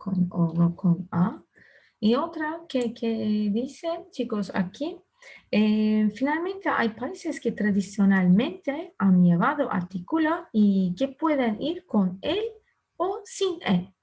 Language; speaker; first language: Spanish; non-native, fluent; Turkish